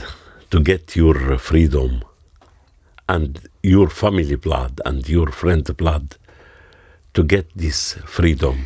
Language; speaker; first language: English; non-native, learner; Arabic